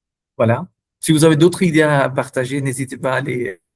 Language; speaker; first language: French; non-native, fluent; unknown